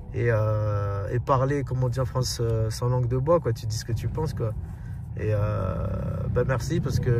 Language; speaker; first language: French; early bilingual, other home language; Arabic